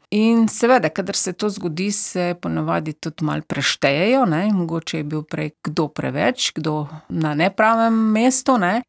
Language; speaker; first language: Slovenian; native; Slovenian